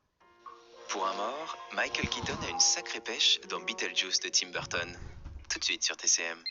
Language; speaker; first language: French; native; French